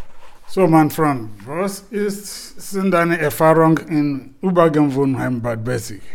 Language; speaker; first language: German; non-native, learner; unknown